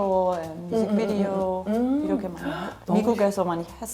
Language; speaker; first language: Korean; non-native, learner; German